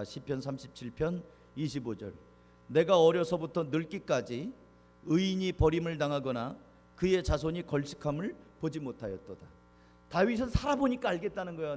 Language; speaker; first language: Korean; native; Korean